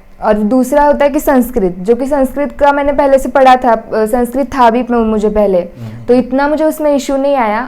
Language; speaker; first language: Hindi; non-native, local second language; Marathi